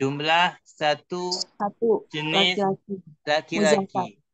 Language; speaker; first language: Indonesian; native; Indonesian